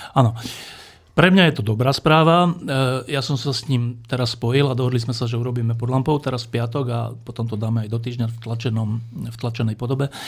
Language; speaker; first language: Slovak; native; Slovak